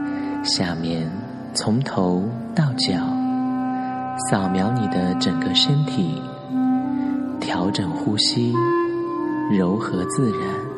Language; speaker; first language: Chinese; native; Chinese